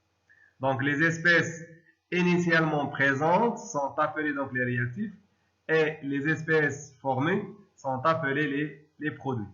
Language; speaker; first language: French; non-native, local second language; Arabic